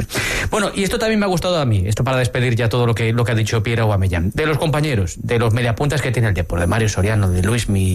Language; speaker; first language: Spanish; native; Spanish